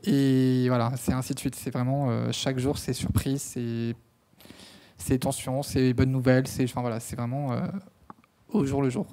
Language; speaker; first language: French; native; French